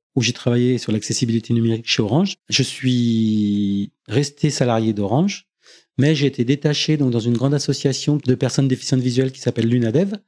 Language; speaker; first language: French; native; French